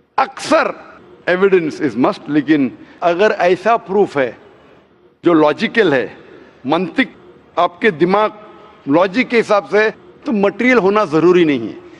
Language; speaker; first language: Hindi; non-native, local second language; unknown